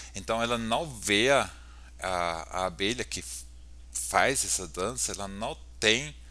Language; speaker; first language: Portuguese; non-native, fluent; German